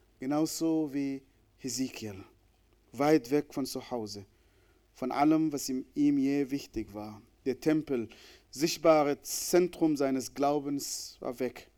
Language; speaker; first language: German; non-native, fluent; Arabic